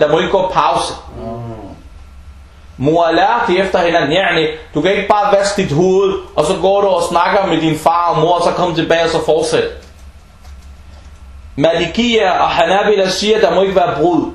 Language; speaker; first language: Danish; early bilingual, other home language; Arabic